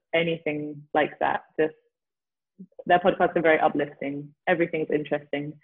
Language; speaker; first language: English; native; English